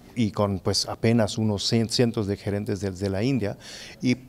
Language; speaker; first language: Spanish; non-native, fluent; Hindi